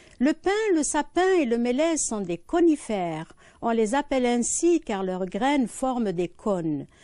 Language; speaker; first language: French; non-native, local second language; Arabic